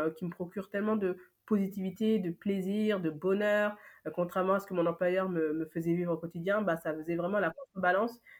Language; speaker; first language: French; native; French